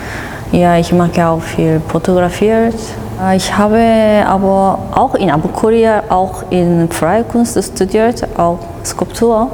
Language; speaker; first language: German; non-native, fluent; Korean